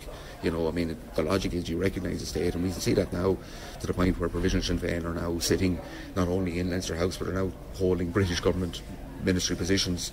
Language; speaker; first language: English; native; English